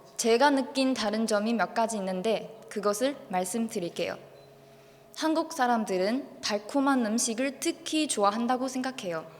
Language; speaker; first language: Korean; non-native, learner; Chinese